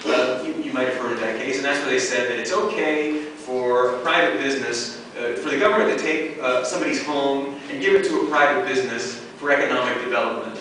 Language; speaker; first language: English; native; English